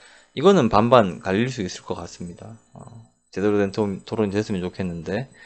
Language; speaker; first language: Korean; native; Korean